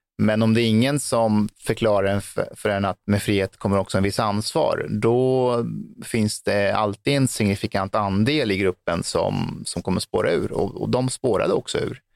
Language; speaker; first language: Swedish; early bilingual, other home language; Persian